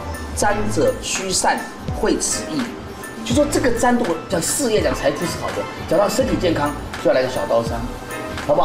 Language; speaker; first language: Chinese; native; Chinese